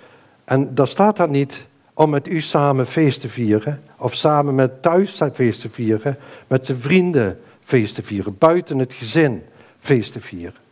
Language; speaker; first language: Dutch; native; Dutch